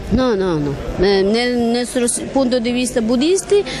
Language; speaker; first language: Italian; non-native, learner; Chinese